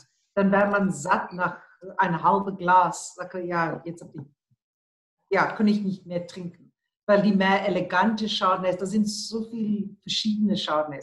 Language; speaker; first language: German; non-native, learner; Afrikaans